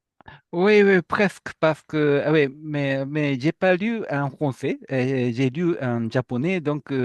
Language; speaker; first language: French; non-native, fluent; Japanese